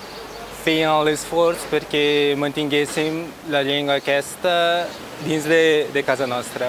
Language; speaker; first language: Catalan; non-native, fluent; Japanese